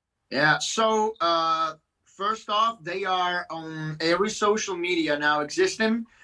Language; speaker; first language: English; non-native, fluent; Italian